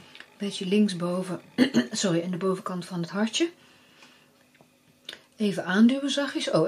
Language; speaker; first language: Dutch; native; Dutch